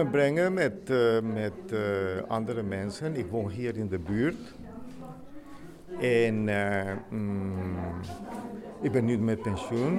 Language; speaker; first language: Dutch; non-native, learner; Spanish